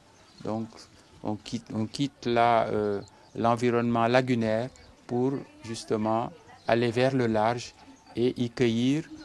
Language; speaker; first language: French; non-native, local second language; Serer